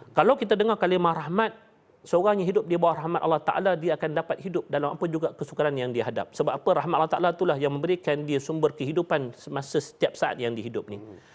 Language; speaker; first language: Malay; native; Malay